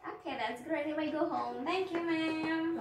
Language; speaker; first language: English; non-native, fluent; Indonesian